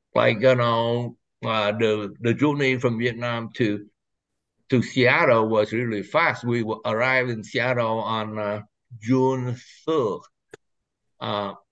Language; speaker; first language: English; non-native, fluent; Vietnamese